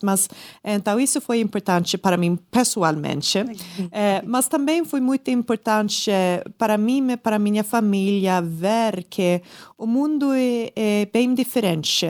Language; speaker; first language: Portuguese; non-native, learner; Swedish